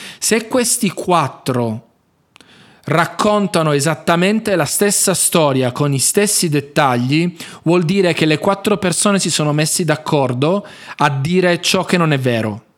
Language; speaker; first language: Italian; native; Italian